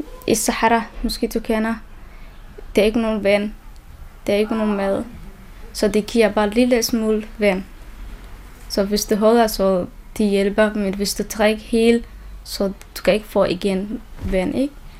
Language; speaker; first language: Danish; non-native, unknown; Somali